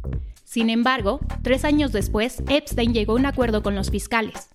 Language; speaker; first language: Spanish; native; Spanish